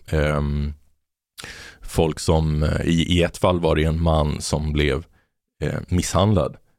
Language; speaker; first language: Swedish; early bilingual, other home language; Spanish